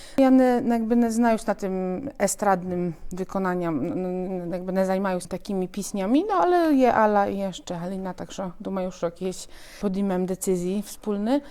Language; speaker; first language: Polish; non-native, local second language; Ukrainian